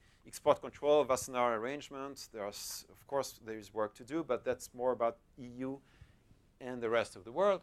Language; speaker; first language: English; non-native, fluent; French